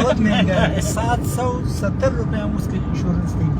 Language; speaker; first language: Hindi; non-native, learner; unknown